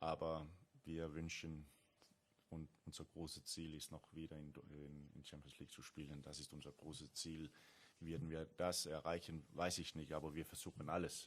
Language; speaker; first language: German; non-native, learner; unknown